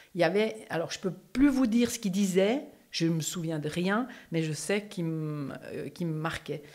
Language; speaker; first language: French; native; French